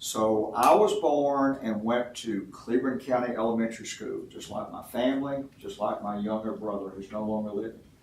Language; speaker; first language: English; native; English